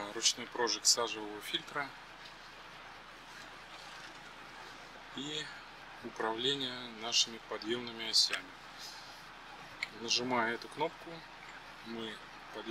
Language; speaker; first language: Russian; native; Russian